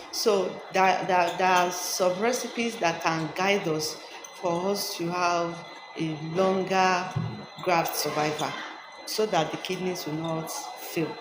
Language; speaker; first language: English; non-native, local second language; Yoruba